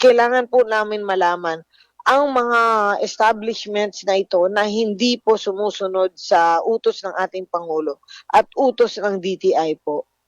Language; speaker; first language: Filipino; native; Filipino